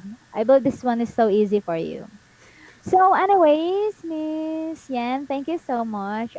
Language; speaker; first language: English; non-native, fluent; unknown